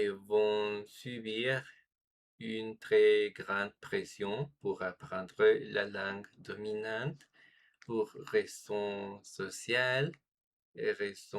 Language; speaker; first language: French; non-native, fluent; Spanish